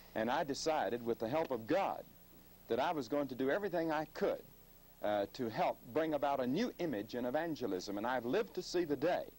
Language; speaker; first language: English; native; English